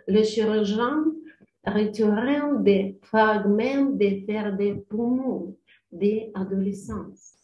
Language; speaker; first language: French; non-native, learner; Ukrainian